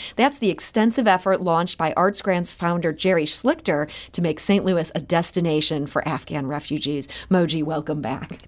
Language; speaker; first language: English; native; English